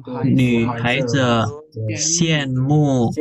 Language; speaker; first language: Chinese; non-native, fluent; Indonesian